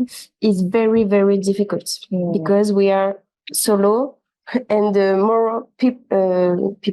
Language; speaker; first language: English; non-native, learner; French